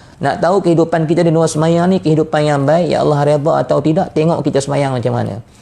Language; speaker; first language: Malay; native; Malay